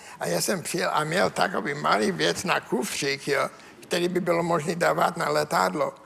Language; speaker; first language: Czech; non-native, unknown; English